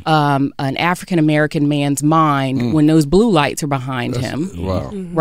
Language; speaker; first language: English; native; English